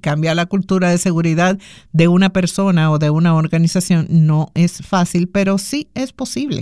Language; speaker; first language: Spanish; native; Spanish